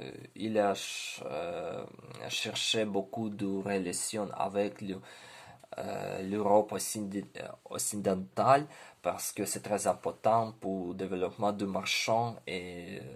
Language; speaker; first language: French; non-native, learner; Ukrainian